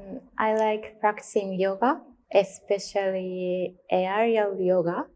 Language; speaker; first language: English; non-native, learner; Japanese